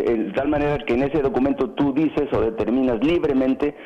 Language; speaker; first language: Spanish; native; Spanish